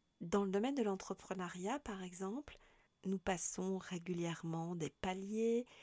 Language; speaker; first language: French; native; French